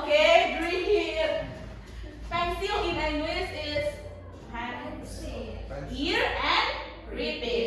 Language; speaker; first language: English; non-native, learner; Indonesian